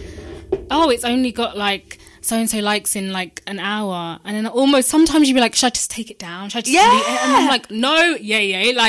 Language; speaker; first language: English; native; English